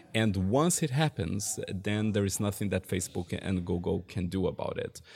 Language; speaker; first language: English; non-native, fluent; Portuguese